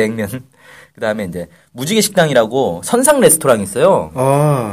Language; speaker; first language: Korean; native; Korean